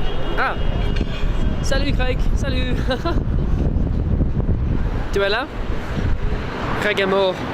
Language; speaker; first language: French; non-native, learner; English